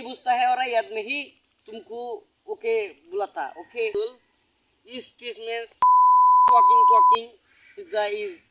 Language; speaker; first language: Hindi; non-native, learner; Bangla